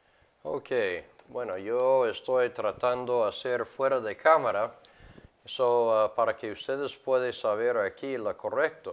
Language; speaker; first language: Spanish; non-native, fluent; English